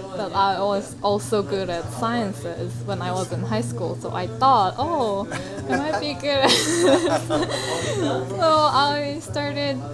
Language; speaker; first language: English; non-native, fluent; Korean